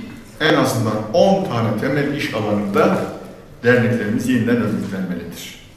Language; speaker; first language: Turkish; native; Turkish